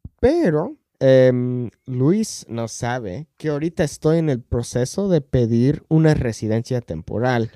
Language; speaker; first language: Spanish; non-native, fluent; English